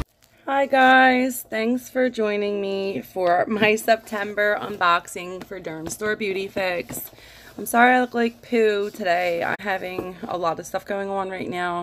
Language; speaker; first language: English; native; English